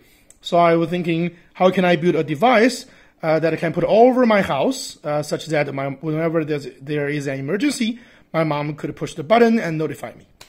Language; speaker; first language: English; non-native, fluent; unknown